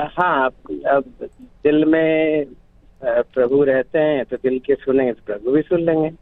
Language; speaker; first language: Hindi; non-native, fluent; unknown